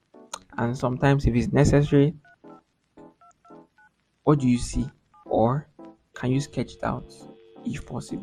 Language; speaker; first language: English; non-native, local second language; Yoruba